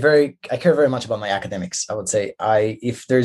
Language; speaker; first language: English; non-native, fluent; Hebrew